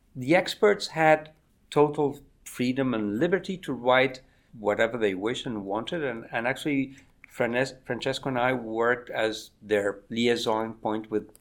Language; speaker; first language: English; non-native, fluent; Spanish